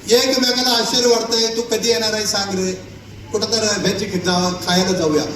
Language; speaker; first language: Marathi; non-native, local second language; Kannada